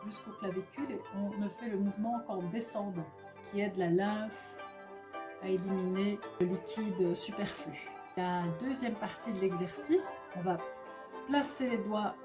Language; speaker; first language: French; native; French